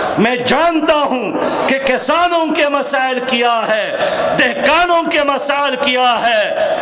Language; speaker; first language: Urdu; non-native, local second language; Pashto